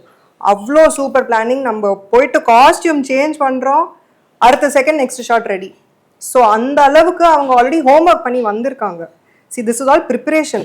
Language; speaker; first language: Tamil; non-native, fluent; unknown